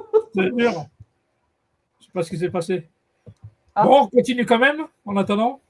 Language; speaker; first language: French; native; French